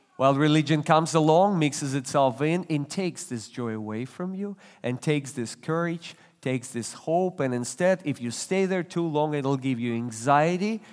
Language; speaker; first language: English; non-native, fluent; Russian